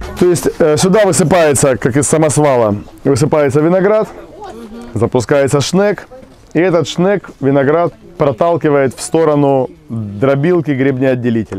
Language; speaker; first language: Russian; native; Russian